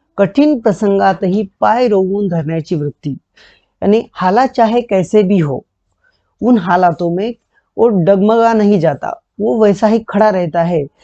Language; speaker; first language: Hindi; non-native, local second language; Marathi